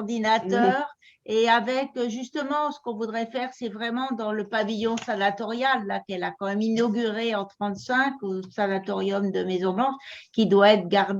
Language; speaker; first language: French; native; French